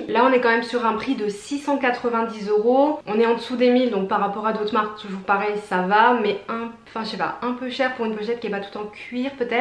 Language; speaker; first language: French; native; French